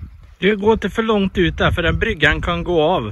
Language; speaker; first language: Swedish; native; Swedish